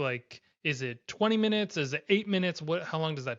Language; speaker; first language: English; native; English